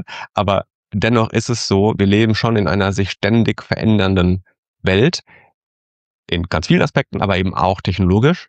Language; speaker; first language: German; native; German